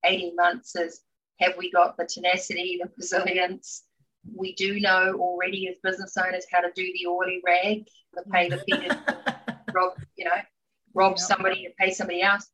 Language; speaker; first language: English; native; English